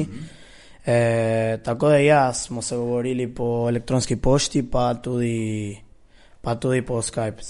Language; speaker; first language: Slovenian; early bilingual, heritage; Spanish